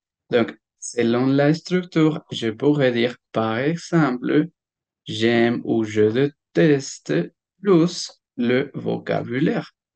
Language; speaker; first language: French; non-native, fluent; Spanish